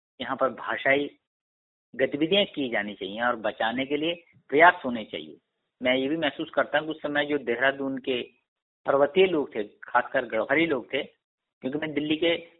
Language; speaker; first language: Hindi; native; Hindi